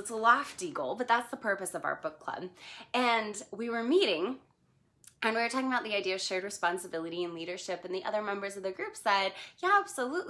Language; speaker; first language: English; native; English